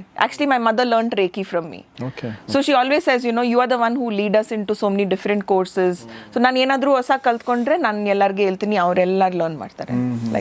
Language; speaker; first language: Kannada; non-native, local second language; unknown